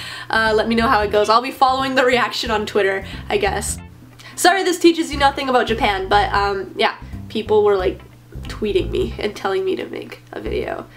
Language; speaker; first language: English; native; English